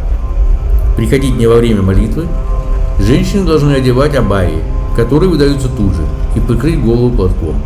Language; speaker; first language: Russian; native; Russian